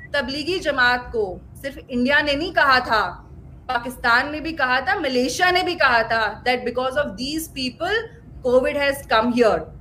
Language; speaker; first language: Hindi; native; Hindi